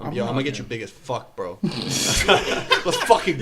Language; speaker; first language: English; native; English